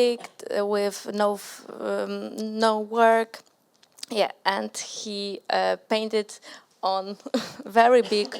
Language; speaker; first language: English; non-native, learner; Polish